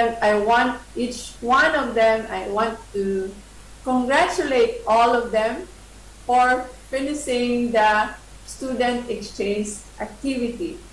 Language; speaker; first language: English; non-native, local second language; Cebuano